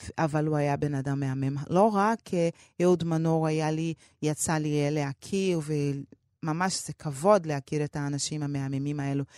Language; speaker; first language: Hebrew; non-native, fluent; Portuguese